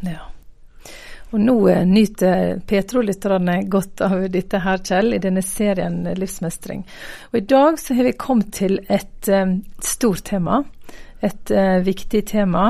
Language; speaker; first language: Norwegian; native; Norwegian